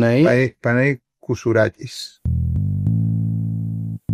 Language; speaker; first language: Greek; early bilingual, heritage; Greek